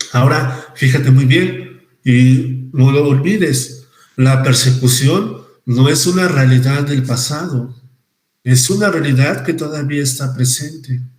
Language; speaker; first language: Spanish; native; Spanish